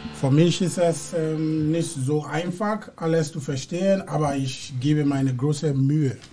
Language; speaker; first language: German; non-native, learner; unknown